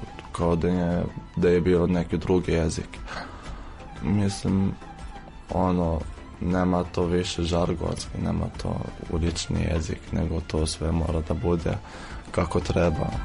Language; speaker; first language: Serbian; non-native, fluent; Arabic